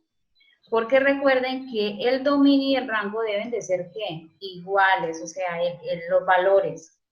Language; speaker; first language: Spanish; native; Spanish